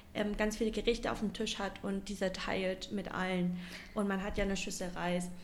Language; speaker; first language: German; non-native, fluent; Vietnamese